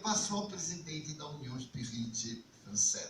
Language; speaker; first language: Portuguese; native; Portuguese